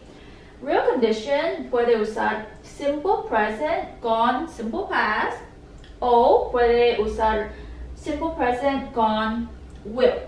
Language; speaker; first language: Spanish; non-native, learner; English